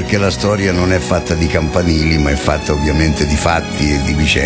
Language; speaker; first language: Italian; native; Italian